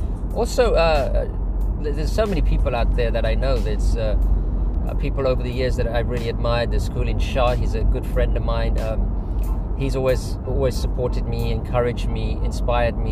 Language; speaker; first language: English; native; English